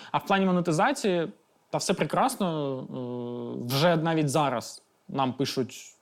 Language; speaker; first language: Ukrainian; non-native, local second language; Russian